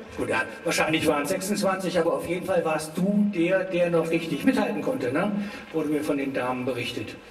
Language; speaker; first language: German; native; German